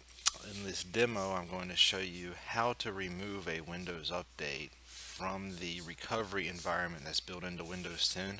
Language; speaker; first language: English; native; English